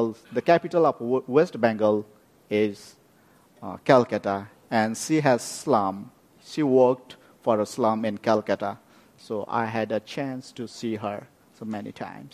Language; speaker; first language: English; non-native, local second language; Nepali